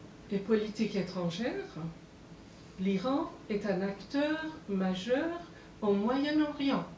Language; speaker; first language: French; non-native, fluent; Persian